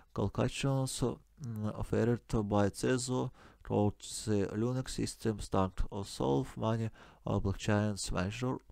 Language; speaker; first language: English; non-native, learner; Russian